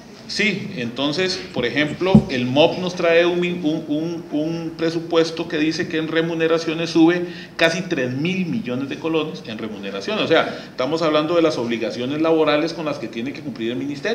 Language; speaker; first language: Spanish; native; Spanish